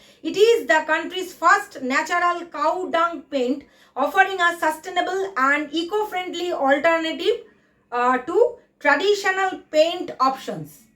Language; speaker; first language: English; non-native, local second language; Bangla